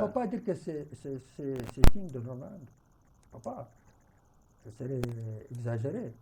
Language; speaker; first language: French; non-native, local second language; Arabic